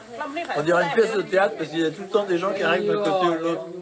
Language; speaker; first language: French; native; French